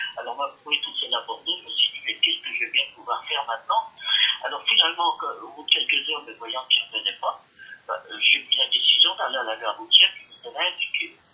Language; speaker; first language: French; early bilingual, other home language; Yiddish